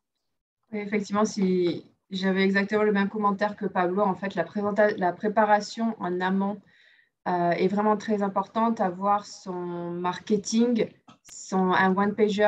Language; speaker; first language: French; native; French